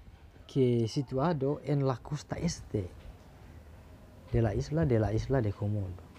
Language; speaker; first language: Spanish; non-native, learner; Indonesian